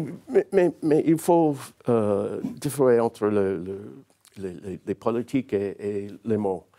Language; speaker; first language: French; non-native, learner; English